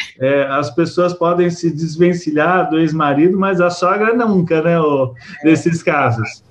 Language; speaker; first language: Portuguese; native; Portuguese